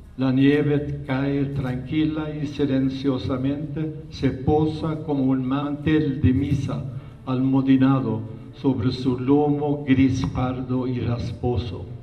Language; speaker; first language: Spanish; non-native, fluent; Swedish